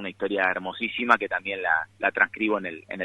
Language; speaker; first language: Spanish; native; Spanish